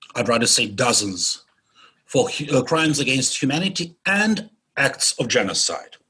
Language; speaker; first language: English; non-native, fluent; Bosnian